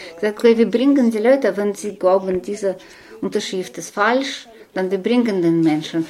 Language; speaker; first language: German; non-native, fluent; Russian